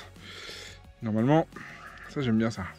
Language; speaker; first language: French; native; French